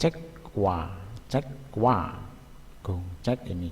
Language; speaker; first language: Korean; non-native, learner; Indonesian